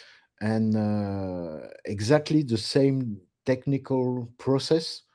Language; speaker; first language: English; non-native, learner; French